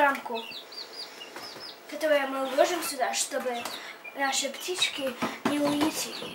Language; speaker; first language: Russian; early bilingual, heritage; English